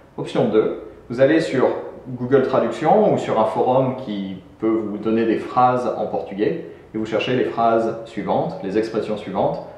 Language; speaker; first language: French; native; French